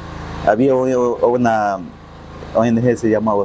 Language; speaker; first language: Spanish; non-native, local second language; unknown